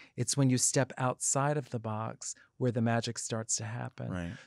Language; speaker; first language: English; native; English